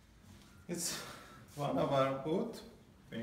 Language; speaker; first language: English; non-native, learner; Persian